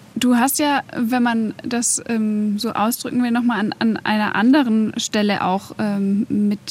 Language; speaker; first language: German; early bilingual, other home language; Russian